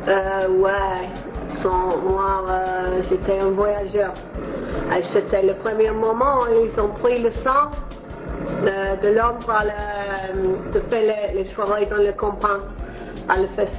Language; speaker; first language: French; non-native, learner; English